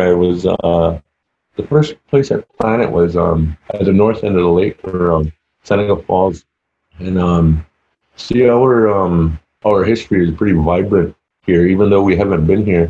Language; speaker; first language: English; native; English